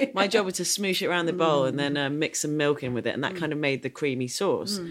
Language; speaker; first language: English; native; English